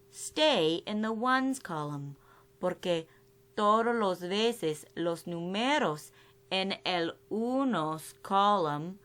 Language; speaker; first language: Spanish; non-native, learner; English